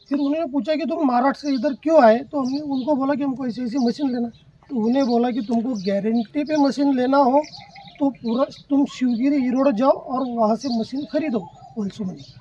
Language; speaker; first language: Hindi; non-native, local second language; Marathi